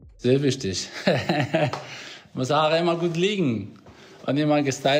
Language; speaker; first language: German; non-native, fluent; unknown